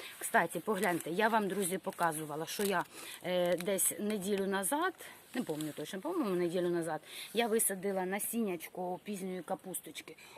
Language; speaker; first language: Ukrainian; non-native, local second language; Russian